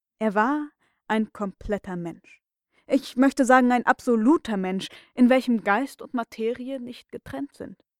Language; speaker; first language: German; native; German